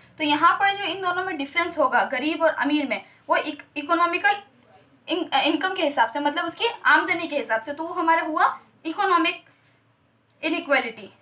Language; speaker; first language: Hindi; native; Hindi